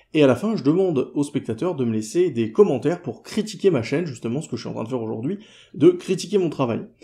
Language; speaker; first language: French; native; French